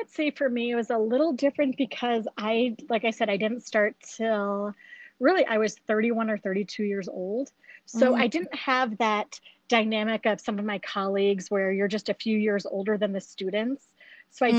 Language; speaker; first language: English; native; English